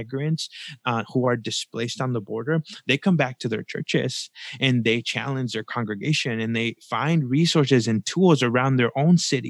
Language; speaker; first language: English; early bilingual, other home language; Spanish